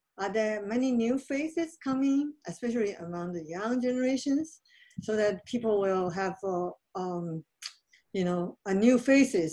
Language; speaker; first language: English; non-native, fluent; Chinese